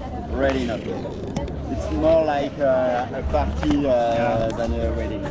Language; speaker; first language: English; non-native, fluent; French